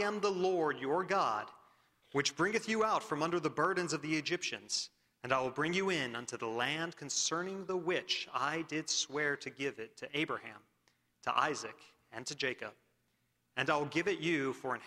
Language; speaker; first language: English; native; English